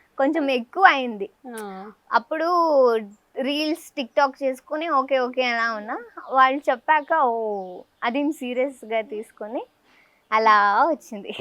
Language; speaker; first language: Telugu; non-native, learner; Kannada